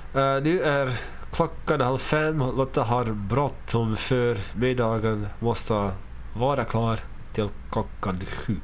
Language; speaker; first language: Swedish; non-native, learner; English